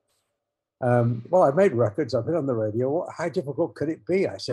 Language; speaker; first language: English; native; English